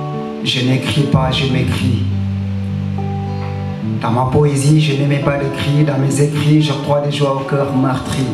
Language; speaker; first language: French; non-native, local second language; Wolof